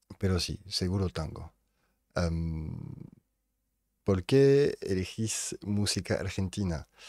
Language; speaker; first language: Spanish; non-native, fluent; French